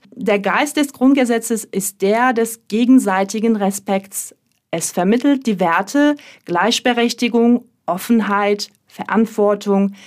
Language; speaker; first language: German; non-native, fluent; Turkish